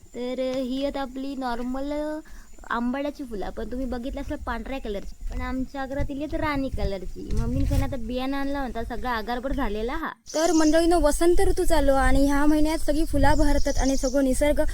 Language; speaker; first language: Marathi; non-native, local second language; Konkani